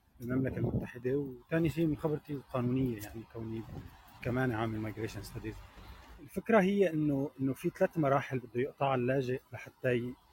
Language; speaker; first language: Arabic; native; Arabic